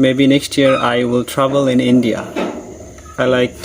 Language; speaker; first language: English; non-native, learner; Bangla